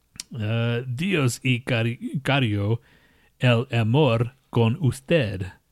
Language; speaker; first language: Spanish; non-native, learner; English